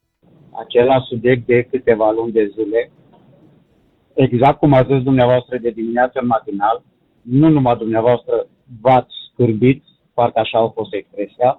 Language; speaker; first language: Romanian; native; Romanian